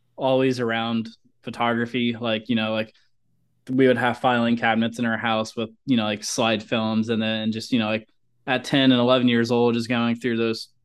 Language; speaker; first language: English; native; English